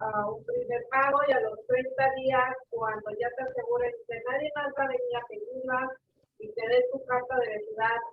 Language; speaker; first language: Spanish; non-native, fluent; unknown